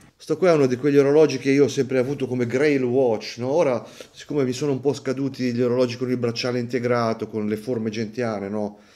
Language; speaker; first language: Italian; native; Italian